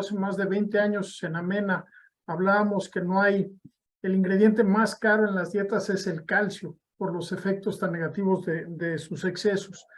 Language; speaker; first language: Spanish; native; Spanish